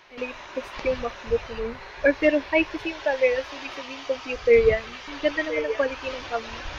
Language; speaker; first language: Filipino; non-native, local second language; Cebuano